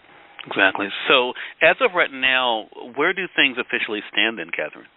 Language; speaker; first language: English; native; English